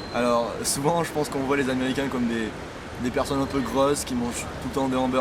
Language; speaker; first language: French; native; French